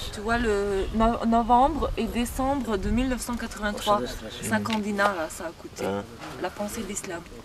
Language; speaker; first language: French; non-native, fluent; Bosnian